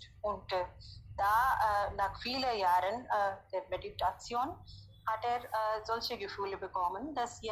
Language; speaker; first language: German; non-native, learner; Hindi